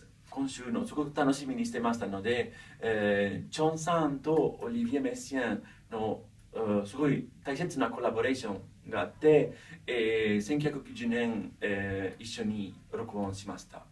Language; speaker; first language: Japanese; non-native, fluent; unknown